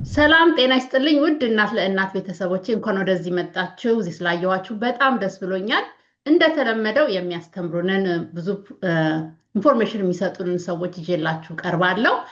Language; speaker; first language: Amharic; native; Amharic